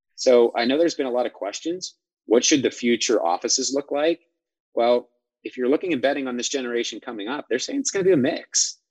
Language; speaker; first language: English; native; English